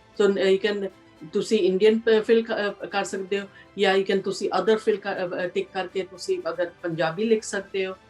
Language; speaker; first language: Punjabi; early bilingual, heritage; Punjabi